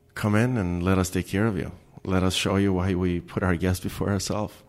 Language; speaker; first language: English; non-native, fluent; Albanian